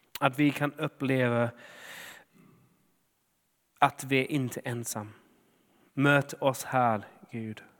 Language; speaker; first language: Swedish; non-native, fluent; English